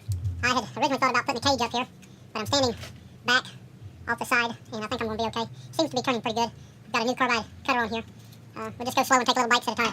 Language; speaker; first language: English; native; English